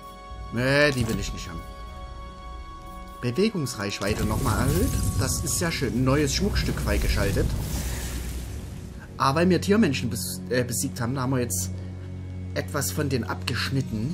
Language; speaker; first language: German; native; German